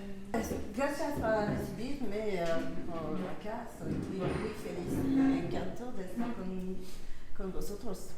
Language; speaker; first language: Spanish; non-native, learner; French